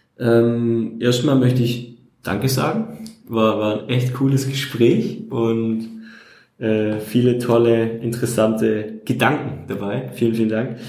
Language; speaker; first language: German; native; German